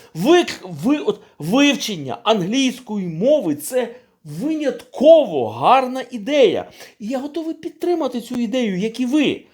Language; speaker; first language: Ukrainian; non-native, local second language; Russian